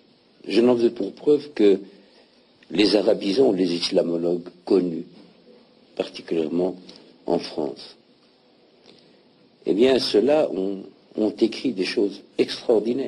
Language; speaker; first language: French; non-native, local second language; Arabic